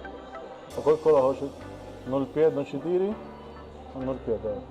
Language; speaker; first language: Russian; non-native, learner; Spanish